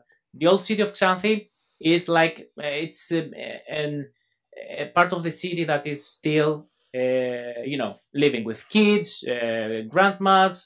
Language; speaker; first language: English; non-native, fluent; Greek